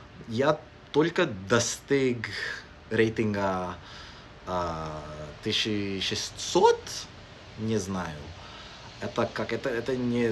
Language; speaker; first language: Russian; non-native, learner; English